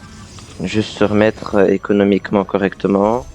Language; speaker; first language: French; native; French